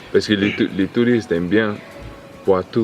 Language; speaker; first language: French; non-native, learner; English